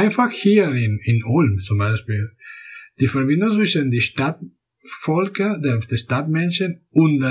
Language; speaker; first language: German; non-native, fluent; Spanish